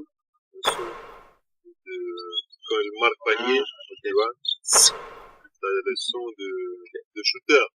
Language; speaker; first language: French; non-native, learner; Russian